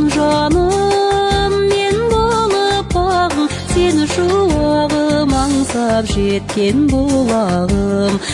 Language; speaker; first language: Russian; non-native, local second language; Kazakh